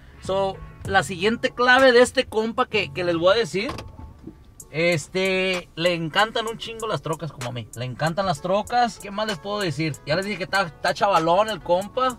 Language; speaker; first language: Spanish; early bilingual, heritage; Spanish